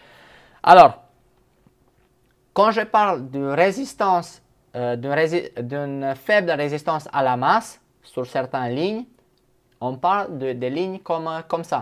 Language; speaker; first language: French; non-native, fluent; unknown